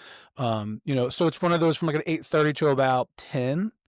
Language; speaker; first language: English; native; English